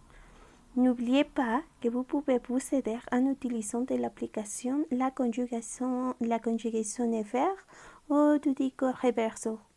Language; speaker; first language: French; non-native, fluent; Spanish